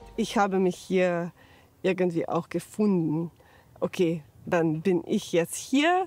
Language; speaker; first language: German; non-native, fluent; Slovenian